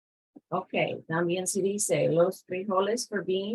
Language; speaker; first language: Spanish; non-native, fluent; English